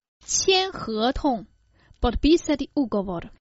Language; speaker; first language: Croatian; non-native, fluent; Chinese